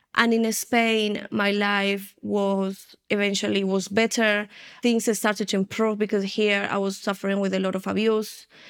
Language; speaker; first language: English; non-native, fluent; Spanish